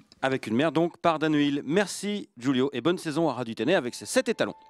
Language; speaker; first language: French; native; French